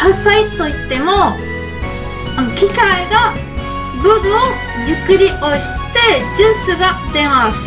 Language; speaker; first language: Japanese; non-native, learner; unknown